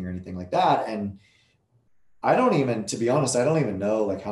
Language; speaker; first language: English; native; English